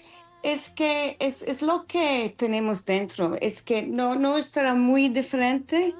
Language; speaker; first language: Spanish; non-native, fluent; English